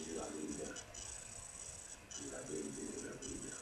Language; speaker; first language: Spanish; non-native, learner; Italian